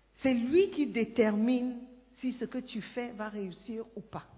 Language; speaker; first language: French; non-native, fluent; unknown